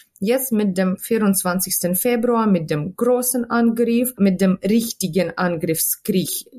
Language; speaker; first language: German; non-native, fluent; Ukrainian